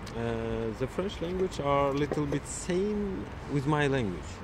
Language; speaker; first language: English; non-native, learner; Uzbek